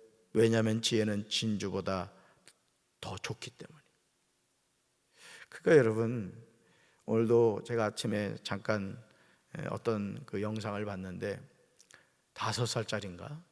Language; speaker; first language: Korean; native; Korean